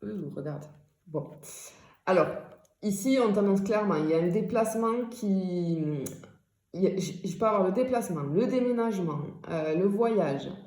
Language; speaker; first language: French; native; French